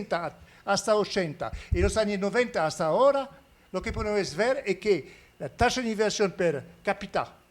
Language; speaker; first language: Spanish; non-native, fluent; French